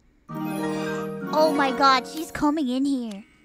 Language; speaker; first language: English; early bilingual, other home language; Spanish